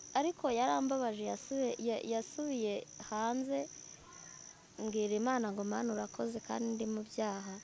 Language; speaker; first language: Kinyarwanda; native; Kinyarwanda